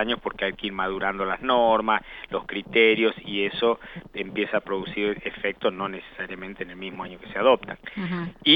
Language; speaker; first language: Spanish; native; Spanish